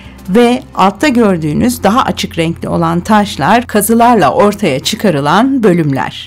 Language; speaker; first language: Turkish; native; Turkish